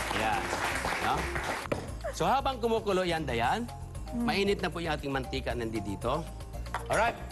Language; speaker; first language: Filipino; native; Filipino